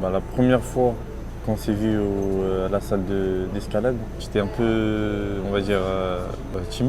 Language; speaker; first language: French; non-native, fluent; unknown